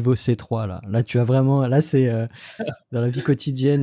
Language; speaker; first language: French; native; French